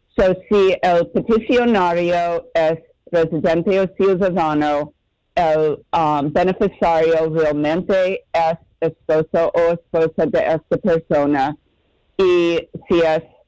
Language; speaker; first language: Spanish; non-native, learner; English